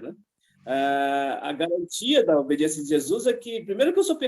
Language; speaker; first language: Portuguese; native; Portuguese